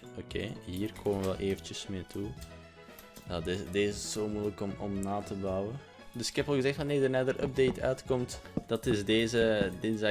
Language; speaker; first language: Dutch; native; Dutch